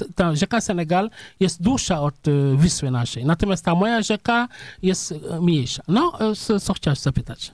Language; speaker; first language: Polish; non-native, fluent; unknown